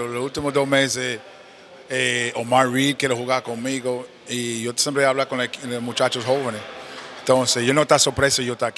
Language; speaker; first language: Spanish; non-native, learner; English